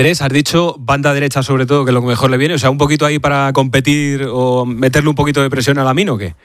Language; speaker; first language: Spanish; native; Spanish